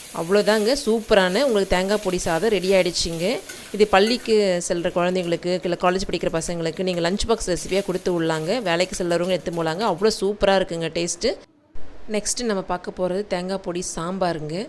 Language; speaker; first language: Tamil; native; Tamil